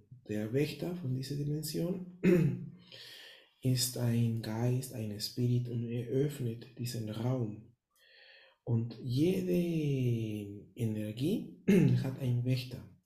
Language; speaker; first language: German; non-native, fluent; Spanish